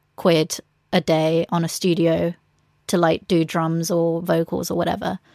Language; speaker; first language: English; native; English